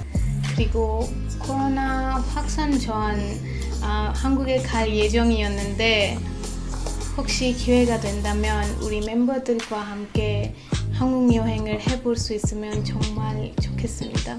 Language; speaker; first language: Korean; non-native, fluent; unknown